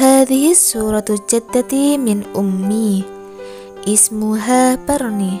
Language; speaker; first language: Arabic; non-native, learner; Indonesian